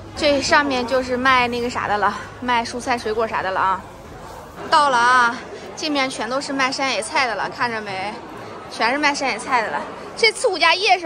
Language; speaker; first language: Chinese; native; Chinese